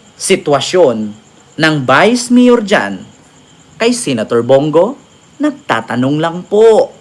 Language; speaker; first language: Filipino; native; Filipino